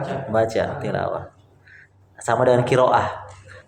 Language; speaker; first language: Indonesian; native; Indonesian